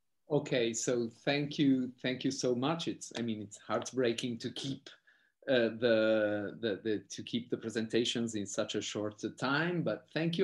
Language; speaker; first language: English; non-native, fluent; Italian